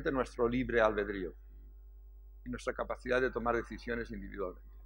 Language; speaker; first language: Spanish; native; Spanish